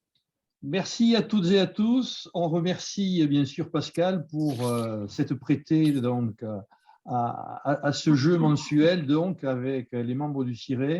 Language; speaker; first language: French; native; French